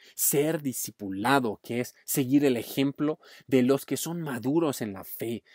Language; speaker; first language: Spanish; non-native, fluent; English